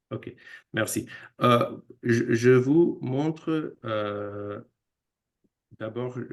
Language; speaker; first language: French; non-native, fluent; English